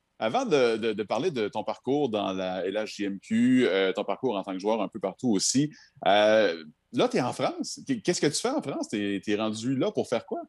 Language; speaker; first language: French; native; French